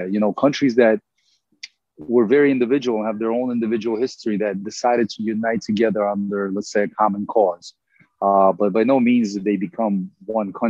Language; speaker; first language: English; non-native, fluent; Russian